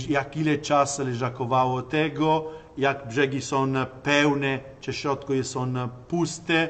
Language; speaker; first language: Polish; non-native, learner; Italian